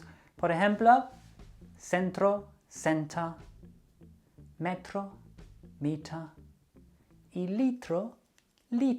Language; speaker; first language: Spanish; non-native, fluent; English